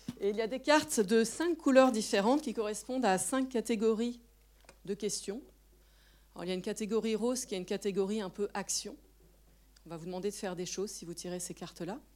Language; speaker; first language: French; native; French